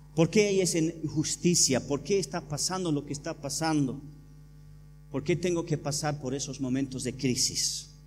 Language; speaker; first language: Spanish; non-native, fluent; English